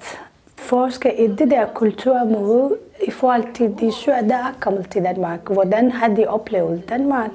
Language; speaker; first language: Danish; non-native, fluent; Arabic